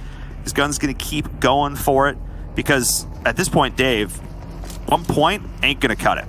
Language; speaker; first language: English; native; English